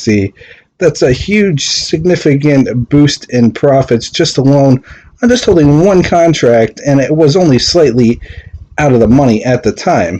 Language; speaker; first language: English; native; English